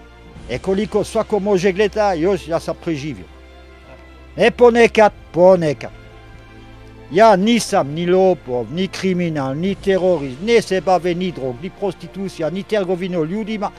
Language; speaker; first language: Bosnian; non-native, learner; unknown